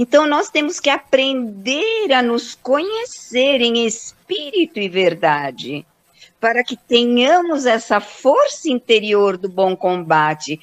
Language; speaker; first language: Portuguese; native; Portuguese